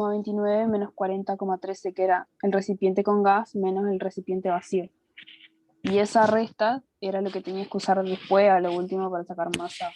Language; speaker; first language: Spanish; native; Spanish